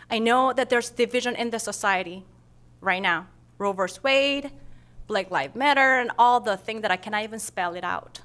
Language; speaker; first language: English; non-native, fluent; Korean